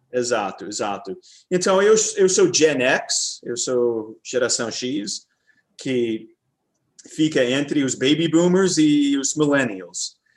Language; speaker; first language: Portuguese; non-native, fluent; English